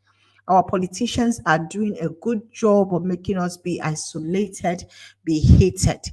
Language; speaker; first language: English; non-native, local second language; Igbo